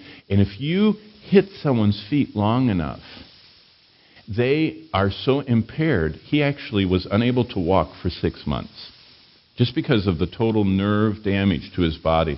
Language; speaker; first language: English; native; English